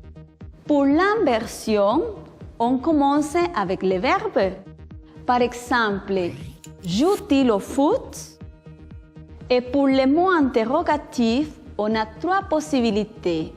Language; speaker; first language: French; non-native, fluent; Spanish